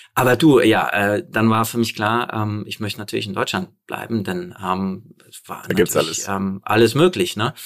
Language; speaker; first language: German; early bilingual, other home language; Polish